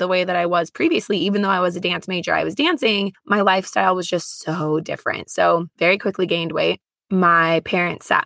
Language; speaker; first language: English; native; English